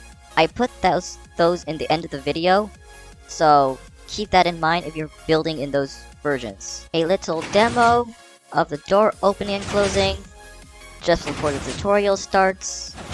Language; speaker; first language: English; native; English